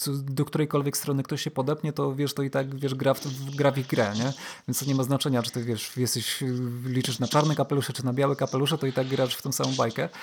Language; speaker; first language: Polish; native; Polish